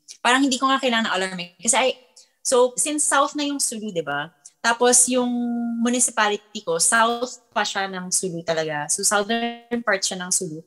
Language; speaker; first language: Filipino; native; Filipino